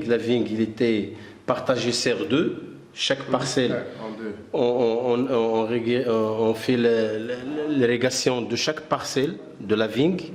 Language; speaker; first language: French; non-native, local second language; Arabic